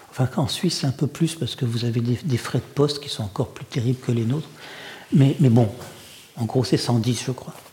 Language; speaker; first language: French; early bilingual, other home language; Russian